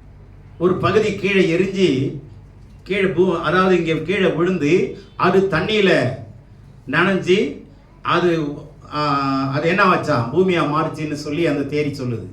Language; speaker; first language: Tamil; native; Tamil